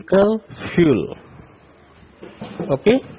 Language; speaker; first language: English; non-native, learner; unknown